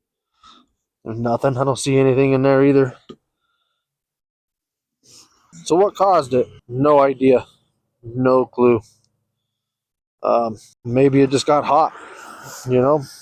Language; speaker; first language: English; native; English